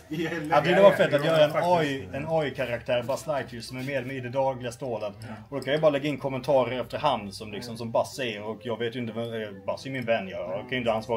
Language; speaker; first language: Swedish; native; Swedish